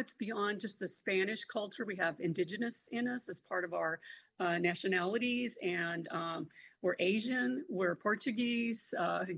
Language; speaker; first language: English; non-native, local second language; Spanish